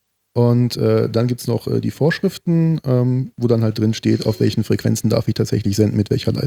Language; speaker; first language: German; native; German